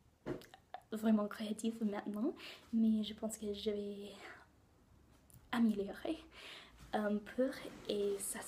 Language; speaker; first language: French; non-native, learner; English